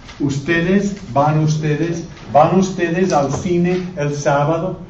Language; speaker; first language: Spanish; non-native, fluent; English